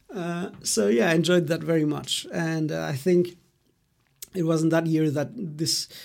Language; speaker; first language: English; non-native, fluent; Greek